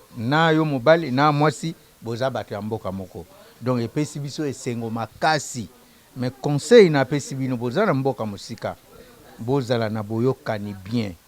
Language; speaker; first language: Lingala; non-native, local second language; Kituba (Democratic Republic of Congo)